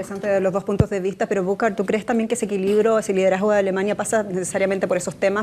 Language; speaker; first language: Spanish; native; Spanish